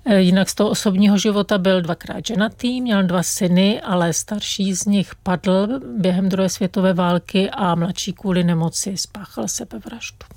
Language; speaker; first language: Czech; native; Czech